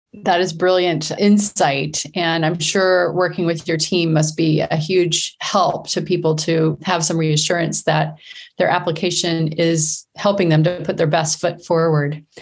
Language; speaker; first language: English; native; English